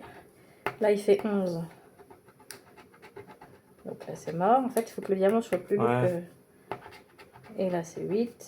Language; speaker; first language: French; native; French